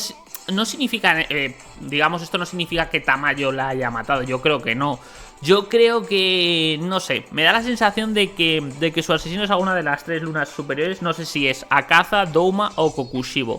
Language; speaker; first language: Spanish; native; Spanish